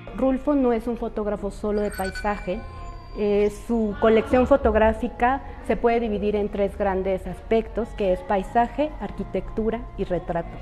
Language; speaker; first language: Spanish; native; Spanish